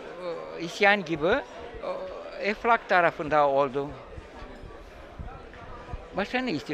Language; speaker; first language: Turkish; non-native, fluent; Romanian